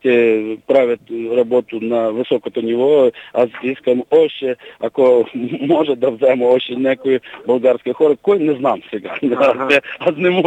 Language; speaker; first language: Bulgarian; non-native, learner; Russian